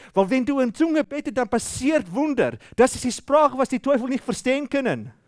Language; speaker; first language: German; non-native, fluent; Afrikaans